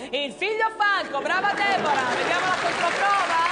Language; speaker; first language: Italian; native; Italian